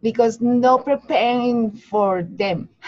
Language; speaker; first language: English; non-native, learner; Spanish